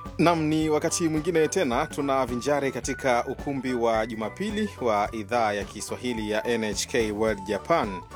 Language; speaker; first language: Swahili; native; Swahili